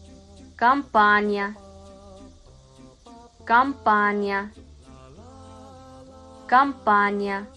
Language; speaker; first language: Russian; non-native, fluent; Kazakh